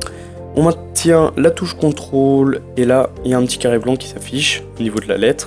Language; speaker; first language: French; native; French